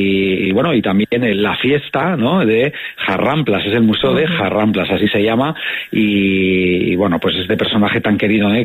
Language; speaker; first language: Spanish; native; Spanish